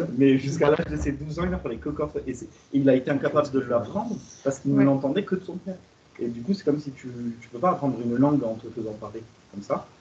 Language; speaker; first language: French; native; French